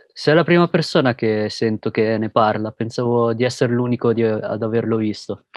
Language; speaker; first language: Italian; early bilingual, other home language; Filipino